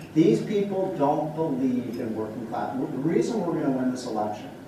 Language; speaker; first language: English; native; English